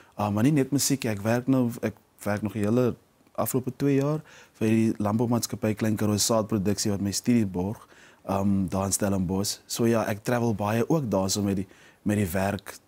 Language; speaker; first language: Afrikaans; early bilingual, heritage; Afrikaans